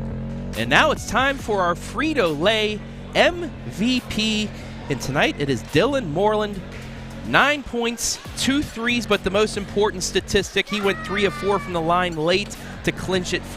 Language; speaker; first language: English; native; English